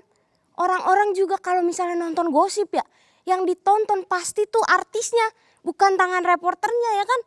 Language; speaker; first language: Indonesian; native; Indonesian